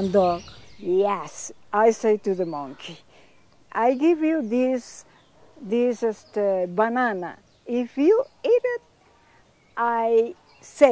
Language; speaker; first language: English; non-native, learner; Spanish